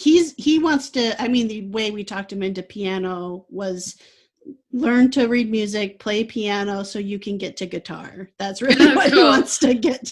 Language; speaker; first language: English; native; English